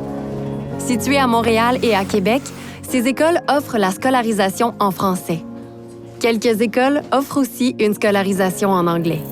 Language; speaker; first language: French; native; French